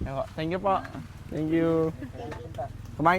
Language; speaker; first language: Filipino; native; Filipino